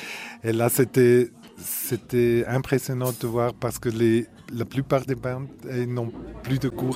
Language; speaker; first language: French; non-native, local second language; German